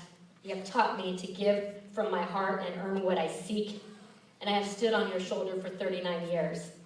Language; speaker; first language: English; early bilingual, other home language; Spanish